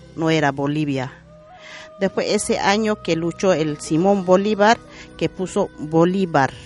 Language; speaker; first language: Spanish; non-native, local second language; Quechua